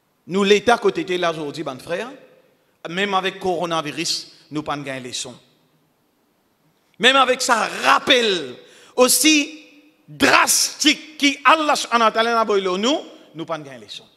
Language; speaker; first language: French; non-native, local second language; Morisyen